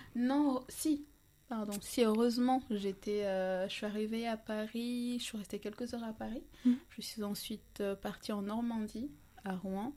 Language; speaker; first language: French; non-native, local second language; Ngazidja Comorian